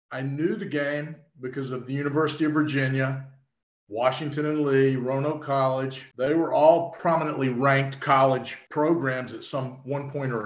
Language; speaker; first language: English; native; English